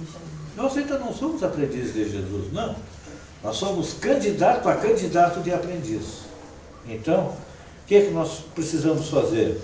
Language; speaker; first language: Portuguese; native; Portuguese